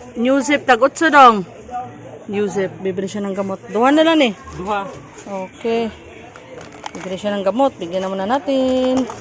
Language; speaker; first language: Filipino; non-native, local second language; Cebuano